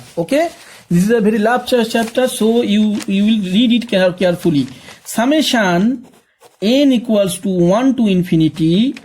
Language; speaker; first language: English; non-native, local second language; Bangla